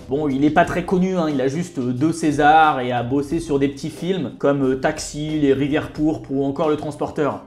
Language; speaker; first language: French; native; French